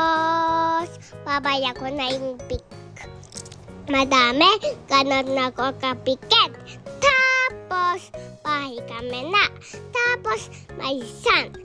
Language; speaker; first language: Filipino; early bilingual, heritage; Filipino